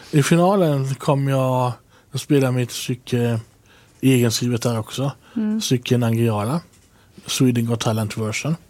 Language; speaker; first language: Swedish; native; Swedish